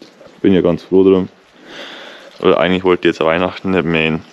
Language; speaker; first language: German; native; German